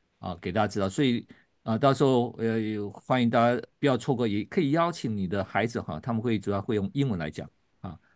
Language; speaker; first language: Chinese; native; Chinese